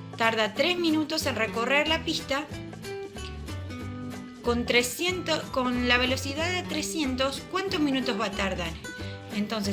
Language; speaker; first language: Spanish; native; Spanish